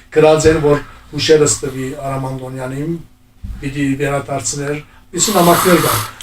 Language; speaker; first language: Armenian; native; Armenian